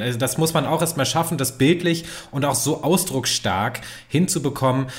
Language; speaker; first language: German; native; German